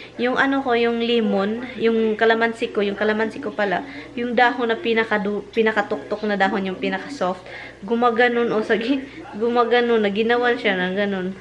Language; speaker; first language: Filipino; non-native, local second language; Cebuano